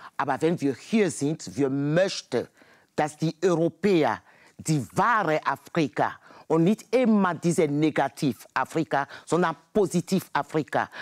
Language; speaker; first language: German; non-native, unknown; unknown